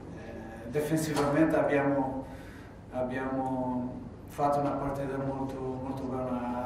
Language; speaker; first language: Italian; non-native, fluent; Portuguese